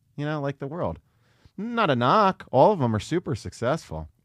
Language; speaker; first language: English; native; English